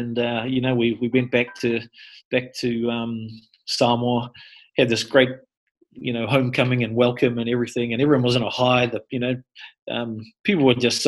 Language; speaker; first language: English; native; English